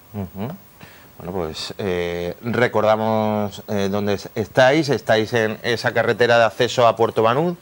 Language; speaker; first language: Spanish; native; Spanish